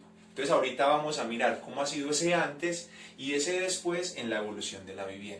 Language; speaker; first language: Spanish; native; Spanish